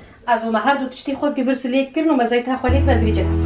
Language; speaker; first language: German; non-native, learner; Kurdish